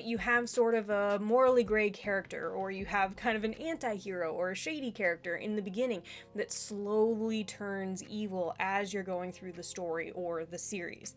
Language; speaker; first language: English; native; English